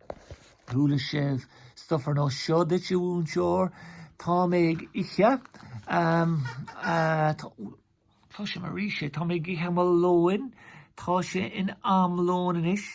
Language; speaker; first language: Irish; non-native, local second language; English